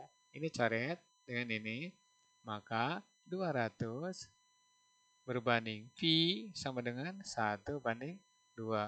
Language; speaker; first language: Indonesian; native; Indonesian